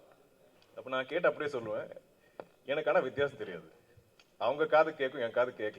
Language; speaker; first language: Tamil; non-native, local second language; Malayalam